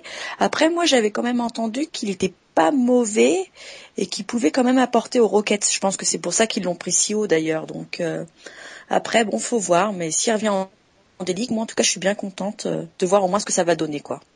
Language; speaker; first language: French; native; French